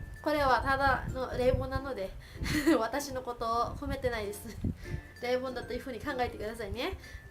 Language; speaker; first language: Japanese; early bilingual, other home language; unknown